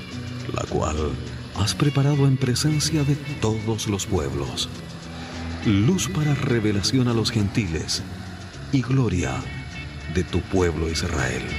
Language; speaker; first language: Spanish; native; Spanish